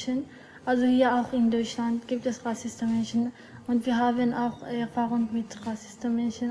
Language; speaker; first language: German; non-native, learner; Arabic